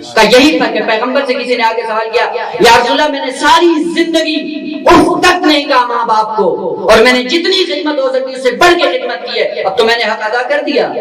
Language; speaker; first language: Urdu; non-native, local second language; Punjabi